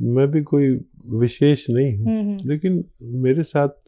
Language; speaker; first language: Hindi; native; Hindi